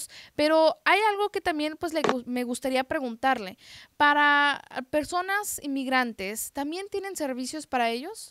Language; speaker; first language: Spanish; native; Spanish